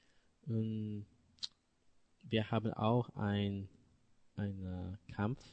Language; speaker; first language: German; non-native, learner; English